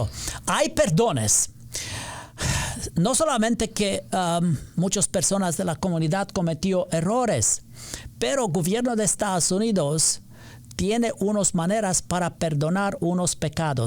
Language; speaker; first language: Spanish; non-native, learner; English